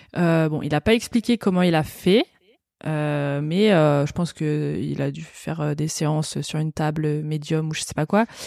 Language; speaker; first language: French; native; French